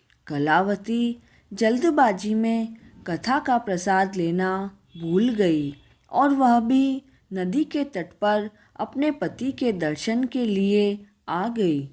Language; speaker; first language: Hindi; native; Hindi